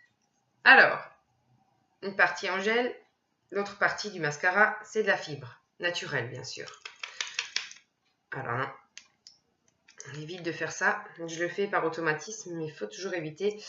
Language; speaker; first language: French; native; French